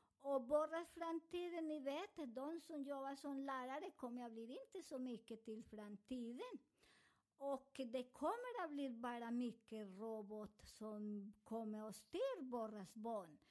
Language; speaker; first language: Swedish; non-native, learner; Spanish